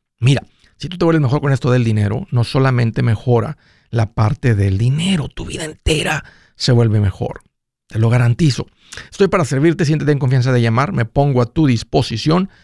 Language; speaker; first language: Spanish; early bilingual, heritage; Spanish